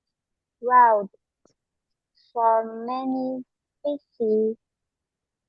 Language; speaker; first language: English; non-native, learner; Vietnamese